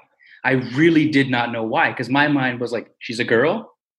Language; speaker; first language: English; early bilingual, other home language; Portuguese